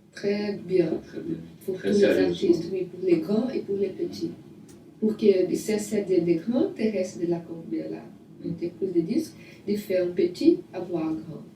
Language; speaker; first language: French; non-native, learner; Portuguese